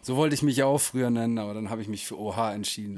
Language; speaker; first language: German; native; German